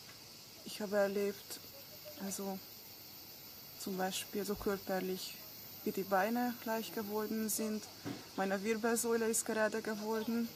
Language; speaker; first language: German; non-native, fluent; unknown